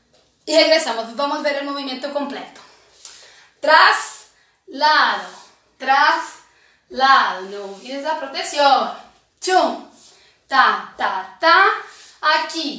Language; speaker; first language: Spanish; non-native, fluent; Portuguese